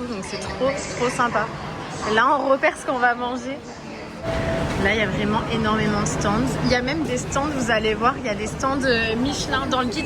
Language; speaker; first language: French; native; French